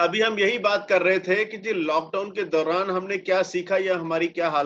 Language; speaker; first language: Hindi; native; Hindi